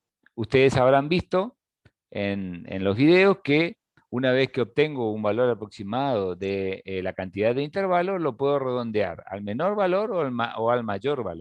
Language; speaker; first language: Spanish; native; Spanish